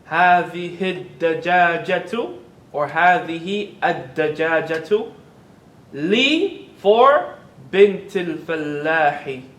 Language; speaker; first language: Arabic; non-native, fluent; English